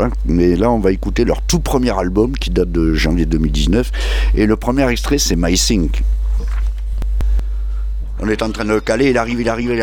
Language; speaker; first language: French; native; French